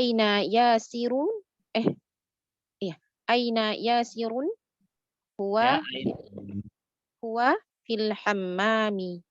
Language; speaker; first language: Arabic; non-native, learner; Indonesian